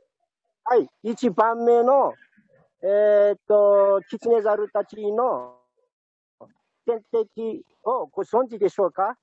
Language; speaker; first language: Japanese; non-native, fluent; Malagasy